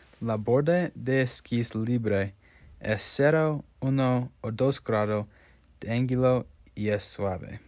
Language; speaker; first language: Spanish; non-native, learner; English